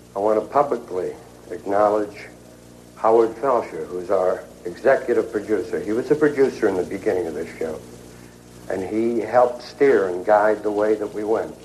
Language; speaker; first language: English; native; English